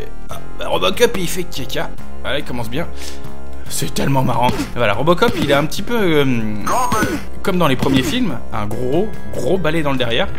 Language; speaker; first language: French; native; French